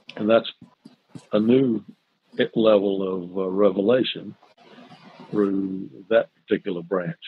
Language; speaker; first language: English; native; English